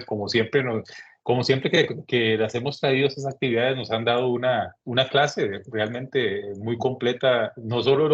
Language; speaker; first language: Spanish; native; Spanish